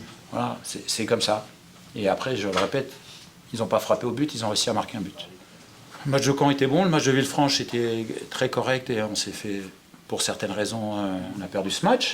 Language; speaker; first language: French; native; French